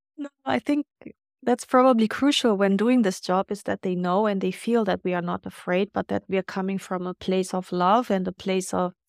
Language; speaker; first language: English; non-native, fluent; German